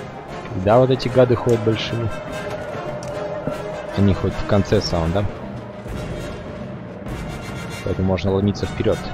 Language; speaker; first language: Russian; native; Russian